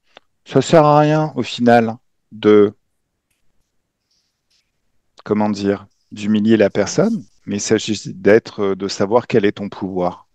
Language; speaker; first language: French; native; French